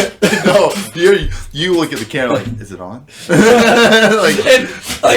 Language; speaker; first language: English; native; English